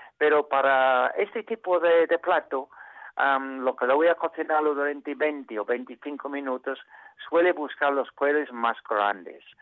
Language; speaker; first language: Spanish; non-native, fluent; English